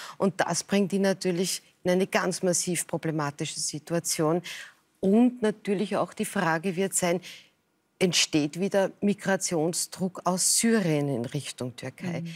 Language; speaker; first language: German; native; German